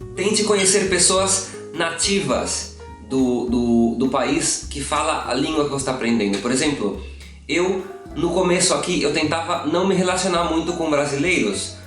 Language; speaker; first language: Portuguese; native; Portuguese